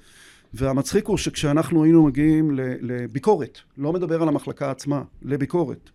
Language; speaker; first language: Hebrew; native; Hebrew